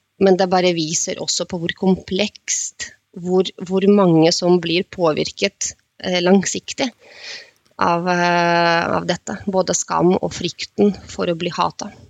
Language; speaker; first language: Norwegian; non-native, fluent; Russian